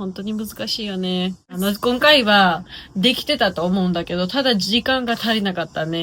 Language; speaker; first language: Japanese; non-native, fluent; Georgian